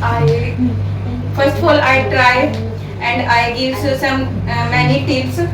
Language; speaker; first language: English; non-native, learner; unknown